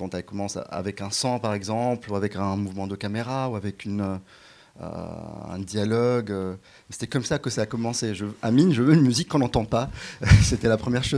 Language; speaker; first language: French; non-native, local second language; Arabic